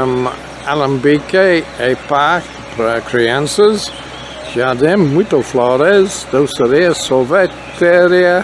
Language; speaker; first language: Portuguese; non-native, learner; English